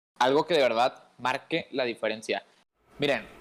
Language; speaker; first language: Spanish; native; Spanish